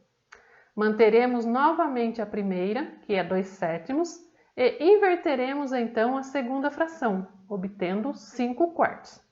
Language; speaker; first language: Portuguese; native; Portuguese